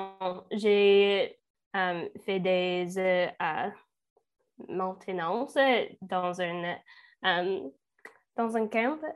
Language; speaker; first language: French; non-native, learner; English